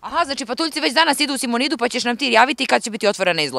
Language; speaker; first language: Serbian; native; Serbian